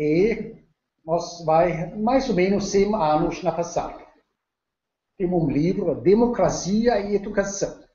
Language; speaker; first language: Portuguese; non-native, learner; Danish